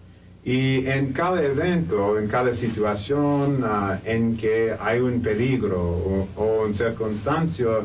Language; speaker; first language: Spanish; non-native, fluent; English